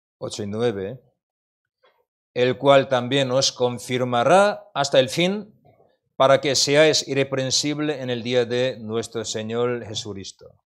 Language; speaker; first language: Spanish; non-native, learner; Korean